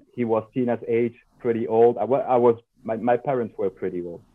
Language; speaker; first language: English; non-native, fluent; French